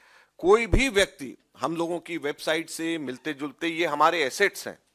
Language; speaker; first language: Hindi; native; Hindi